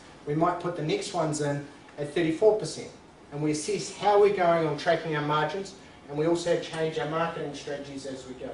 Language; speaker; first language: English; native; English